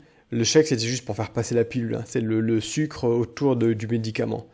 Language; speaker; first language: French; native; French